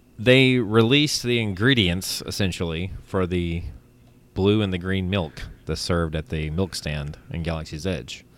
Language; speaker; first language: English; native; English